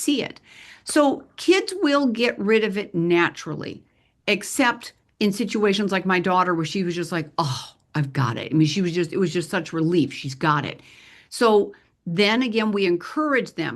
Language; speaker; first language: English; native; English